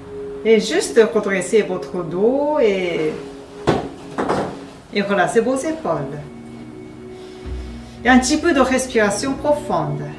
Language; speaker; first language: French; non-native, fluent; Japanese